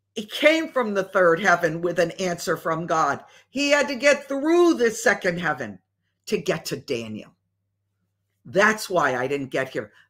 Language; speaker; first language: English; native; English